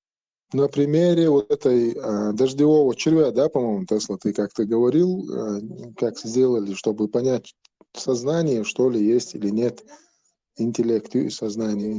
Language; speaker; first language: Russian; non-native, local second language; Chechen